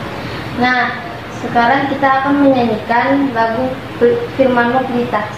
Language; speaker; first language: Indonesian; native; Indonesian